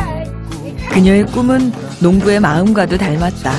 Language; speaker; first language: Korean; native; Korean